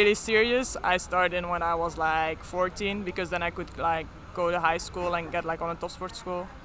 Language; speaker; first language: English; non-native, fluent; Dutch